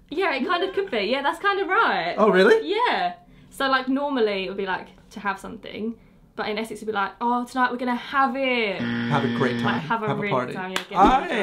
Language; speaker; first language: English; native; English